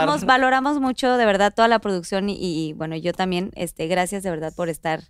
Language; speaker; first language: Spanish; native; Spanish